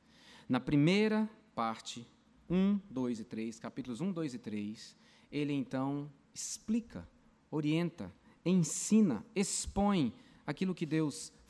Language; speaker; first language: Portuguese; native; Portuguese